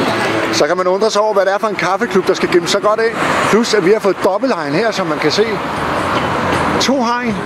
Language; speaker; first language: Danish; native; Danish